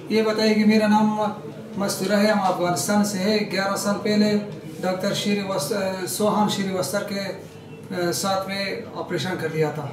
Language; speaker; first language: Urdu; non-native, learner; Persian